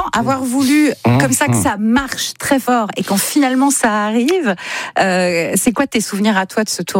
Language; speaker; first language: French; native; French